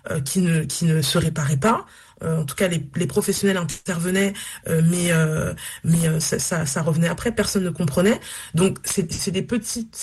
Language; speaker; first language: French; native; French